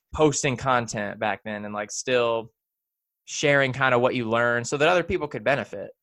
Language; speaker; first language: English; native; English